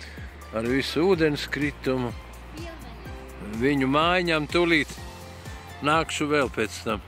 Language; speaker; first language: Latvian; native; Latvian